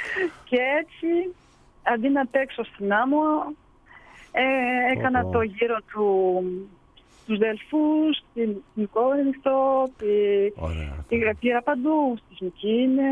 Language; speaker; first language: Greek; early bilingual, heritage; Greek